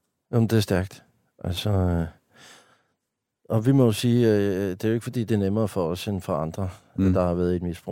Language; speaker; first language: Danish; native; Danish